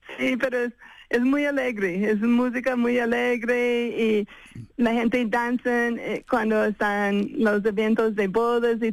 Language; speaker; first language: Spanish; non-native, fluent; English